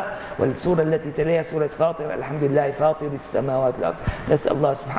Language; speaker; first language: Arabic; native; Arabic